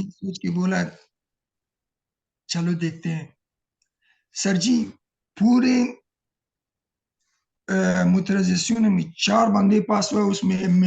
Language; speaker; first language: Hindi; non-native, learner; Pashto